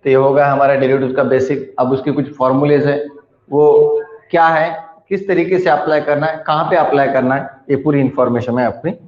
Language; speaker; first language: Hindi; non-native, local second language; Marathi